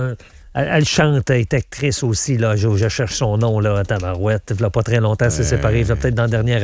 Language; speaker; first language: French; native; French